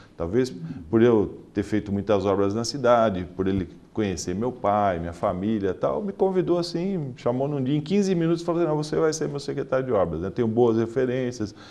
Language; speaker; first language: Portuguese; native; Portuguese